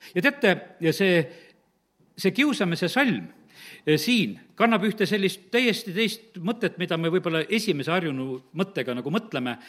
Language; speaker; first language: Estonian; native; Estonian